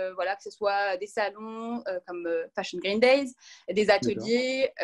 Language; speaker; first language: French; non-native, local second language; Arabic